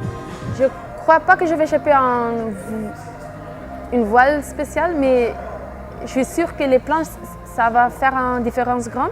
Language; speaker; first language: French; non-native, fluent; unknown